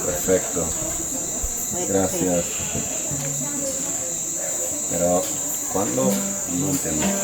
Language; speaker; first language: Spanish; non-native, learner; Dutch